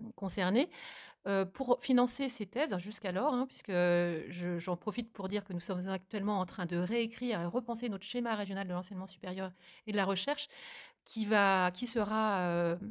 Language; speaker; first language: French; native; French